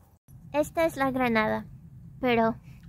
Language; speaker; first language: Spanish; non-native, fluent; English